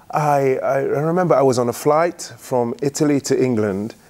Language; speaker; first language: English; native; English